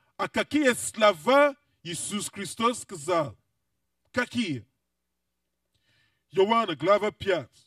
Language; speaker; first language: Russian; non-native, learner; English